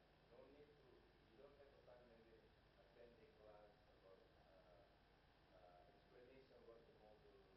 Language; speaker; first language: English; non-native, fluent; Indonesian